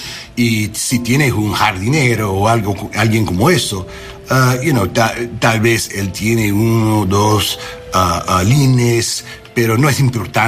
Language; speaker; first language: Spanish; non-native, learner; English